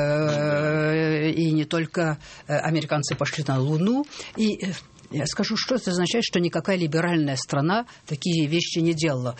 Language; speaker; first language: Russian; early bilingual, heritage; Russian